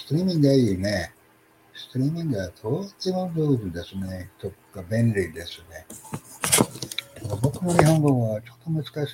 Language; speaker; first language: Japanese; non-native, learner; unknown